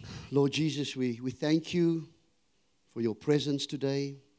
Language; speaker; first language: English; non-native, local second language; Afrikaans